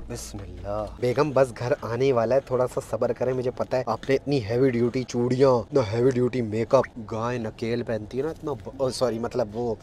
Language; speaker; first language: Hindi; native; Hindi